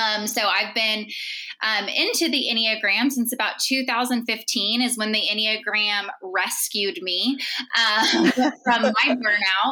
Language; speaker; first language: English; native; English